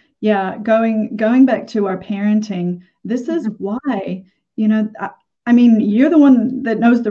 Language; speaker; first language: English; native; English